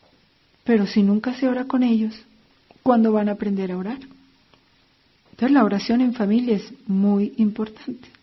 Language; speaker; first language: Spanish; native; Spanish